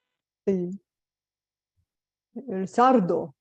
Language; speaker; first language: Italian; non-native, fluent; Bulgarian